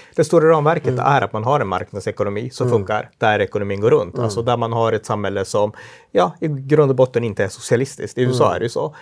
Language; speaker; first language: Swedish; native; Swedish